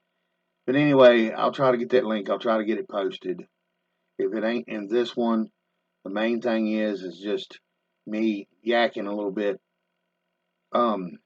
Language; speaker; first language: English; native; English